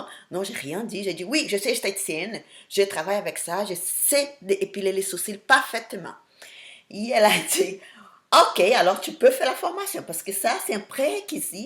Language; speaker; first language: French; non-native, fluent; Portuguese